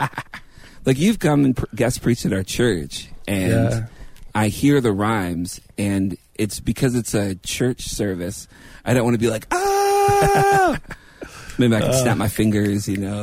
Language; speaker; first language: English; native; English